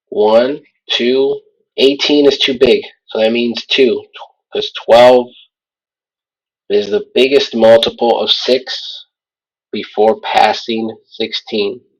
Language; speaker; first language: English; native; English